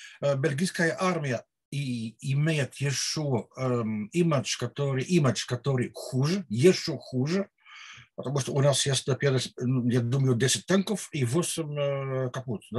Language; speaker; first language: Russian; non-native, learner; Dutch